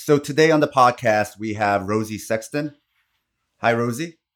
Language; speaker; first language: English; non-native, fluent; Korean